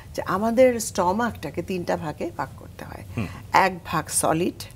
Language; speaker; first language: Bangla; native; Bangla